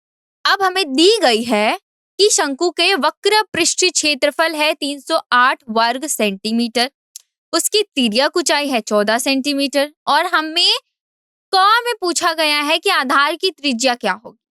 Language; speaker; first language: Hindi; native; Hindi